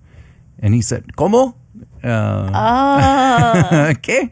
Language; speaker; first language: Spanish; non-native, learner; English